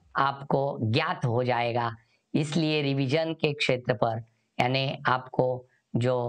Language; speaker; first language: Hindi; non-native, local second language; Marathi